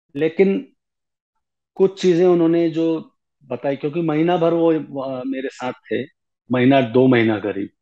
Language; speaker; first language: Hindi; native; Hindi